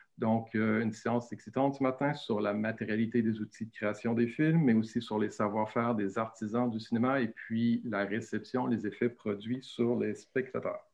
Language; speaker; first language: French; native; French